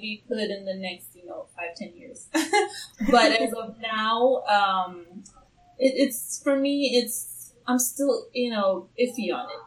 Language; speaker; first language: English; non-native, local second language; Swahili